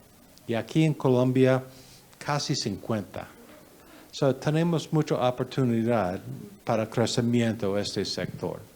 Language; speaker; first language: Spanish; non-native, learner; English